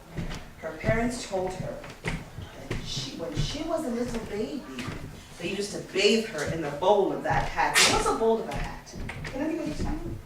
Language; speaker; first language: English; early bilingual, other home language; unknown